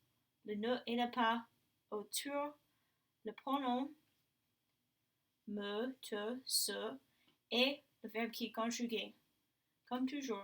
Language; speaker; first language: French; non-native, fluent; English